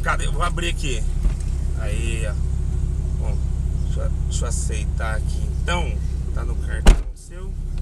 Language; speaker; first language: Portuguese; native; Portuguese